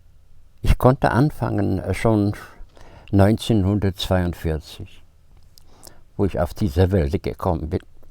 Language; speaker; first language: German; non-native, fluent; Polish